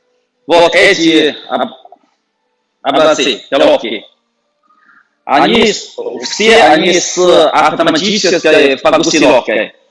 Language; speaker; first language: Russian; non-native, fluent; Chinese